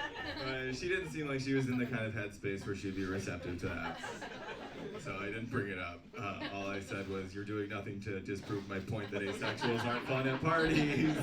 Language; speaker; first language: English; native; English